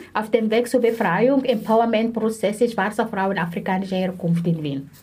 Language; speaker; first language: German; non-native, fluent; Arabic